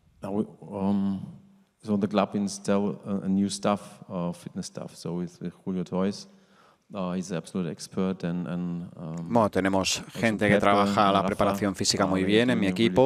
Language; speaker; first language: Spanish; non-native, learner; German